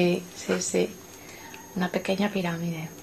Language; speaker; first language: Spanish; non-native, fluent; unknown